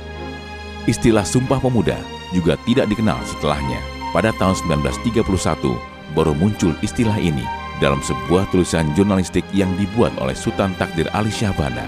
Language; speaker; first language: Indonesian; native; Indonesian